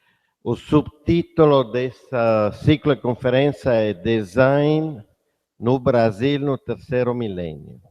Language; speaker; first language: Portuguese; non-native, fluent; Italian